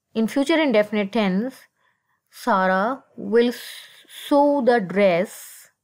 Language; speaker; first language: English; non-native, local second language; Urdu